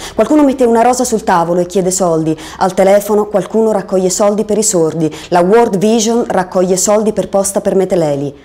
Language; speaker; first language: Italian; native; Italian